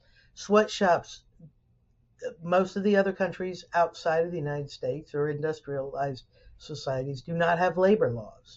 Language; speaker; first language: English; native; English